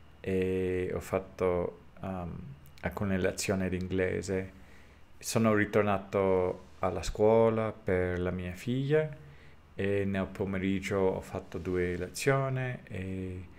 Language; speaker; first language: Italian; non-native, learner; English